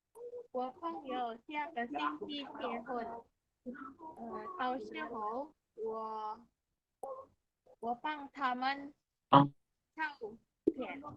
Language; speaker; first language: Chinese; non-native, learner; Indonesian